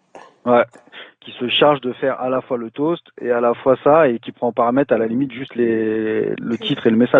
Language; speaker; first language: French; native; French